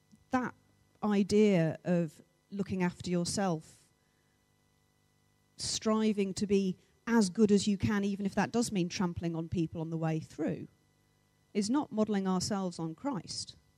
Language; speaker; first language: English; native; English